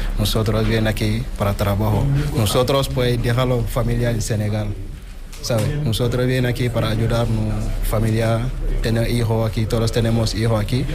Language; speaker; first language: Spanish; non-native, learner; Wolof